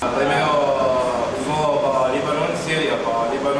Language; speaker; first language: Portuguese; non-native, learner; Arabic